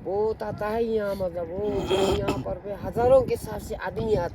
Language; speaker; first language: Hindi; non-native, local second language; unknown